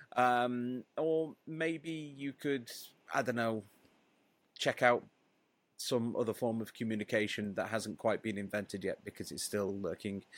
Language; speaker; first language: English; native; English